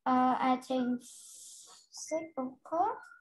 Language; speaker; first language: English; non-native, learner; Vietnamese